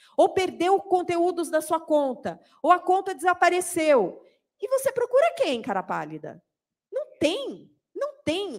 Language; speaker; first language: Portuguese; native; Portuguese